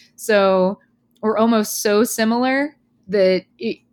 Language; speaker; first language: English; native; English